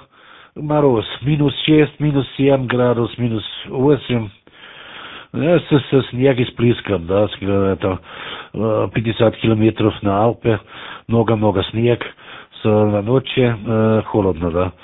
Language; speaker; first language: Russian; non-native, learner; German